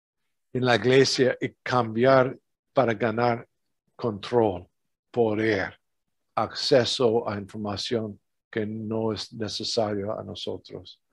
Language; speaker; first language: Spanish; non-native, fluent; English